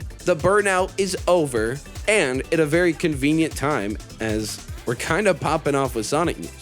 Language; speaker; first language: English; native; English